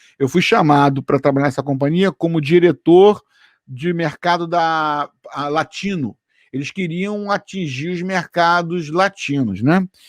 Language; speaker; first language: Portuguese; native; Portuguese